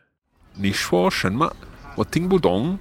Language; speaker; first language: Chinese; non-native, learner; English